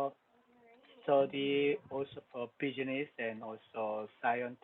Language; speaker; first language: English; non-native, learner; Korean